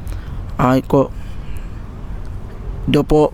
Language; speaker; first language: Italian; non-native, learner; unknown